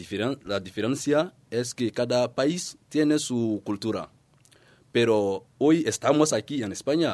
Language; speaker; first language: Spanish; non-native, learner; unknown